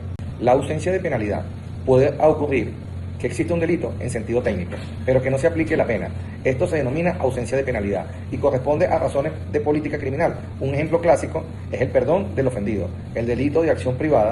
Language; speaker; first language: Spanish; native; Spanish